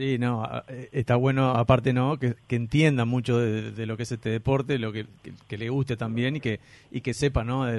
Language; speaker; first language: Spanish; native; Spanish